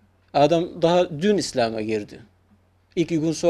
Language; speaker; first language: Turkish; non-native, fluent; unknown